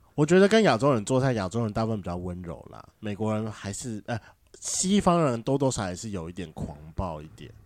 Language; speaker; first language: Chinese; native; Chinese